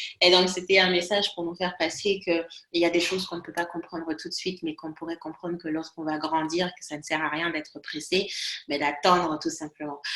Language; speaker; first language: French; non-native, local second language; Lingala